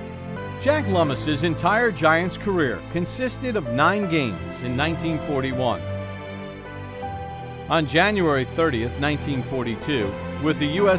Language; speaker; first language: English; native; English